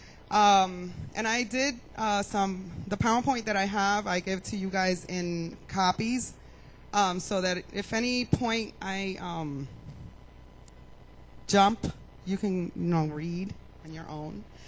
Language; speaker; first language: English; early bilingual, other home language; Spanish